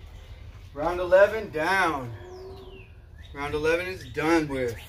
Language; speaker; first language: English; native; English